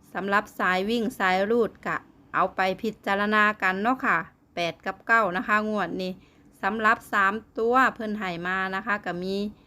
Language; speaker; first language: Thai; native; Thai